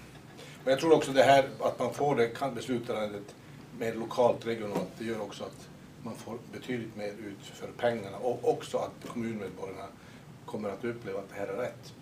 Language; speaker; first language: Swedish; native; Swedish